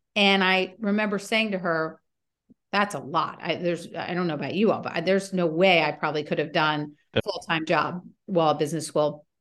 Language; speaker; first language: English; native; English